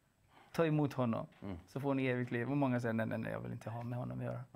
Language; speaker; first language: Swedish; non-native, fluent; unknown